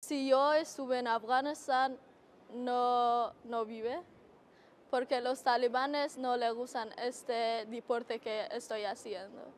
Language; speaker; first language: Spanish; non-native, learner; Persian